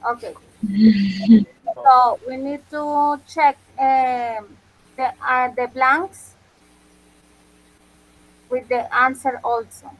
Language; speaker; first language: English; non-native, fluent; Spanish